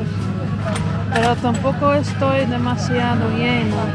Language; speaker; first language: Spanish; non-native, fluent; Dutch